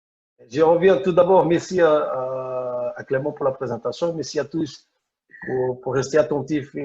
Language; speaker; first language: French; non-native, fluent; Portuguese